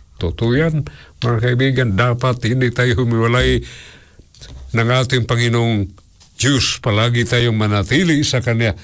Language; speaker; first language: Filipino; non-native, local second language; Cebuano